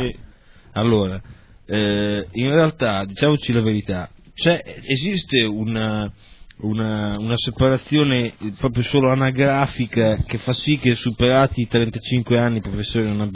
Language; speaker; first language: Italian; native; Italian